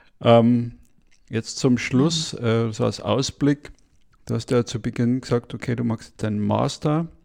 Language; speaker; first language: German; native; German